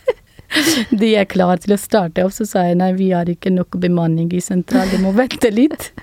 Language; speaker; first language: Norwegian; non-native, fluent; Urdu